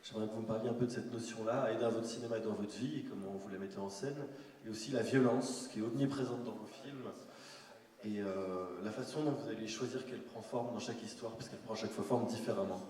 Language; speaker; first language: French; native; French